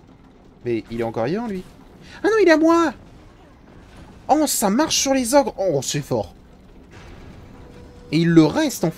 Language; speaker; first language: French; native; French